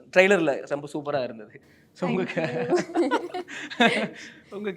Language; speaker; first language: Tamil; native; Tamil